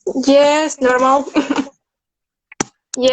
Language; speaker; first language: English; non-native, learner; Russian